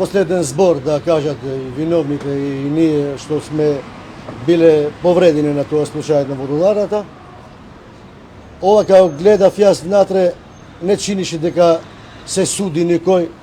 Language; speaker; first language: Macedonian; non-native, local second language; Albanian